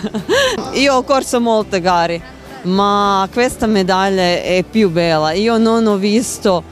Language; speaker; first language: Italian; non-native, learner; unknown